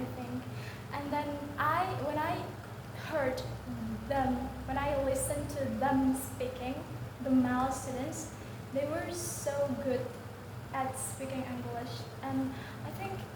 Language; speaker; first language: English; non-native, learner; Indonesian